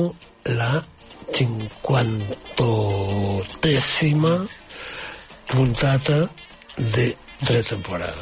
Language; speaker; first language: Italian; non-native, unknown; Catalan